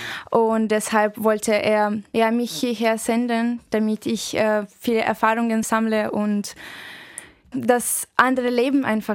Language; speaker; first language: German; non-native, fluent; Russian